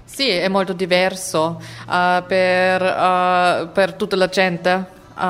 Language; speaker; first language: Italian; non-native, fluent; German